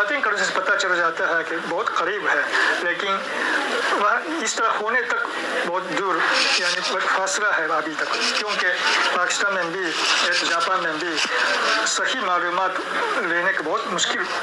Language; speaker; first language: Hindi; non-native, fluent; Japanese